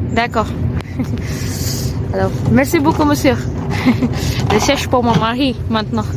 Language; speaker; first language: French; non-native, learner; Telugu